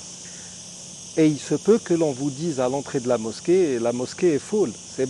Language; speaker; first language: French; non-native, local second language; Arabic